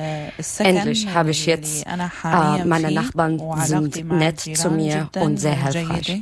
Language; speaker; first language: German; non-native, learner; Arabic